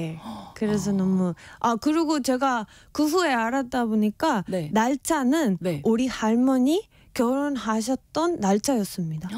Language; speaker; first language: Korean; non-native, fluent; Spanish